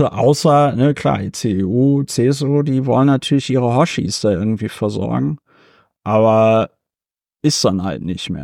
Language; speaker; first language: German; native; German